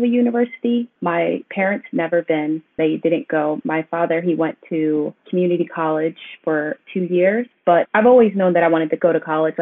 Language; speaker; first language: English; native; English